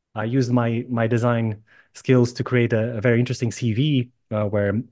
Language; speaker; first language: English; non-native, fluent; Portuguese